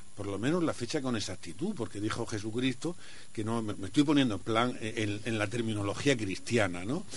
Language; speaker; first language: Spanish; native; Spanish